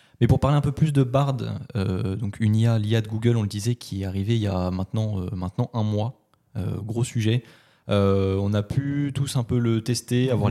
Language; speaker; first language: French; native; French